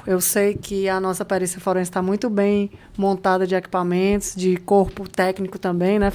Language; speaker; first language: Portuguese; native; Portuguese